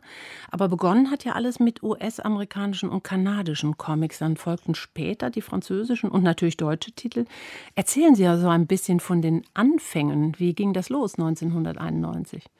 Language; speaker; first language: German; native; German